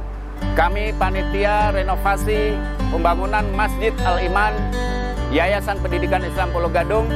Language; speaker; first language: Indonesian; native; Indonesian